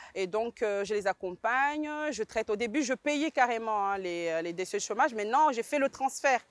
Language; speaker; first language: French; native; French